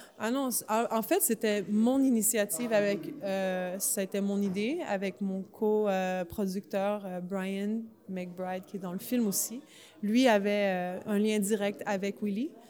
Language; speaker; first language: French; native; French